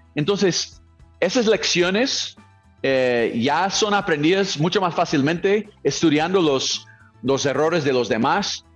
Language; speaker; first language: Spanish; non-native, fluent; English